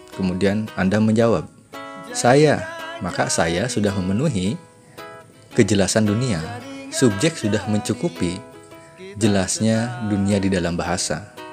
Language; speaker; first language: Indonesian; non-native, local second language; Sundanese